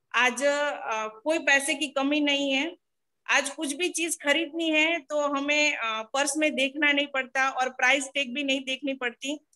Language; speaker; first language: Hindi; non-native, local second language; Gujarati